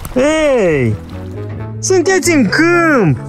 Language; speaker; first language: Romanian; native; Romanian